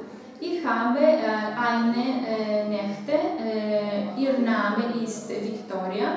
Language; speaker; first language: German; non-native, learner; Ukrainian